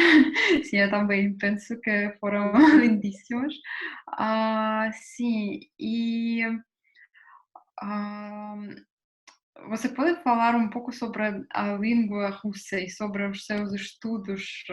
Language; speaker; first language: Portuguese; non-native, fluent; Russian